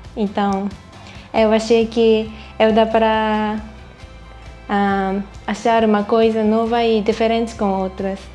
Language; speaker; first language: Portuguese; non-native, learner; Japanese